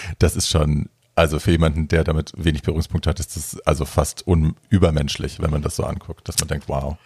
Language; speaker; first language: German; native; German